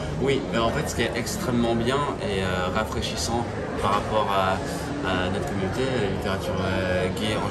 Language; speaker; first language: French; native; French